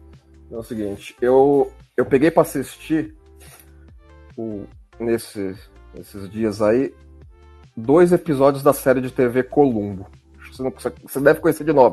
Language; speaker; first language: Portuguese; native; Portuguese